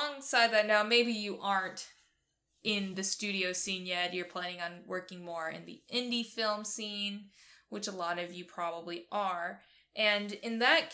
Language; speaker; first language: English; native; English